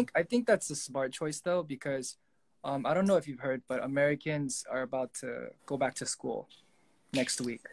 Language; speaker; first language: English; early bilingual, other home language; Korean